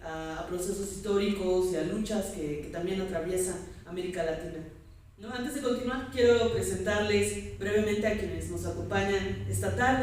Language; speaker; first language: Spanish; native; Spanish